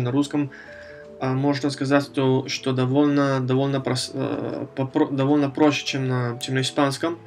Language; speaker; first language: Russian; non-native, fluent; Spanish